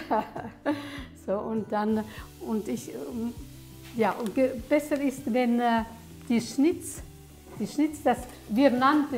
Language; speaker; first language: German; early bilingual, heritage; German